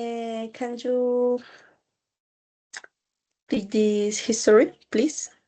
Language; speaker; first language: English; non-native, learner; Spanish